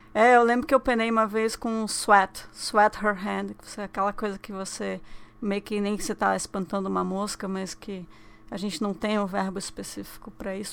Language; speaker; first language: Portuguese; native; Portuguese